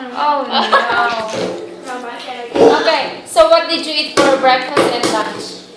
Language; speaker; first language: English; non-native, fluent; Korean